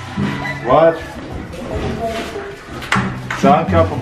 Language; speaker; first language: Filipino; non-native, learner; Arabic